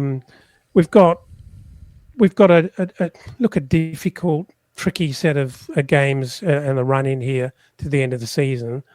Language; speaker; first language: English; native; English